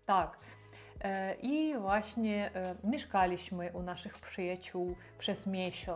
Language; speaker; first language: Polish; non-native, learner; Russian